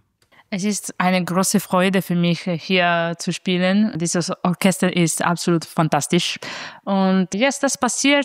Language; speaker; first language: German; non-native, fluent; Italian